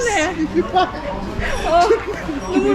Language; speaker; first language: Korean; non-native, learner; Thai